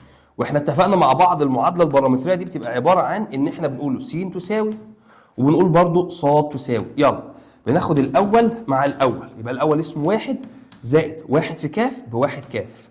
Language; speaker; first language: Arabic; native; Arabic